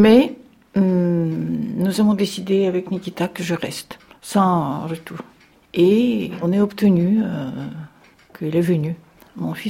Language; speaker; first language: French; non-native, fluent; Russian